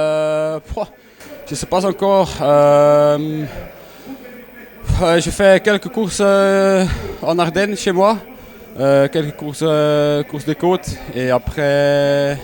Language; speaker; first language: French; non-native, local second language; Dutch